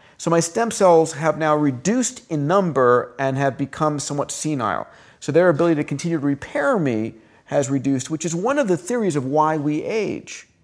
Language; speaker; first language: English; early bilingual, other home language; Greek